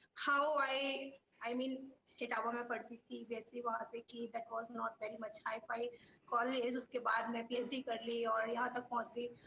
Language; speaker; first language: Hindi; native; Hindi